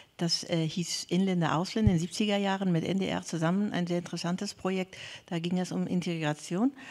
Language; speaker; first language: German; non-native, fluent; Persian